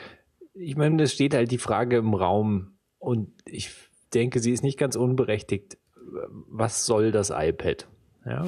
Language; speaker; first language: German; native; German